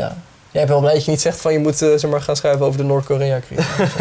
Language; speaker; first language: Dutch; native; Dutch